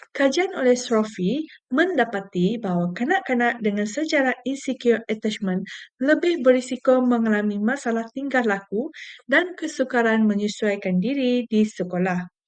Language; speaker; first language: Malay; non-native, local second language; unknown